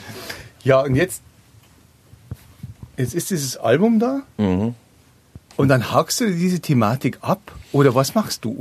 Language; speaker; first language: German; native; German